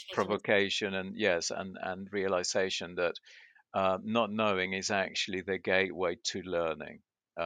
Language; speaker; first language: English; early bilingual, other home language; Spanish